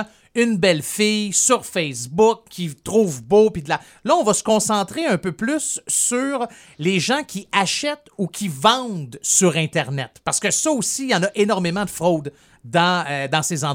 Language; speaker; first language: French; native; French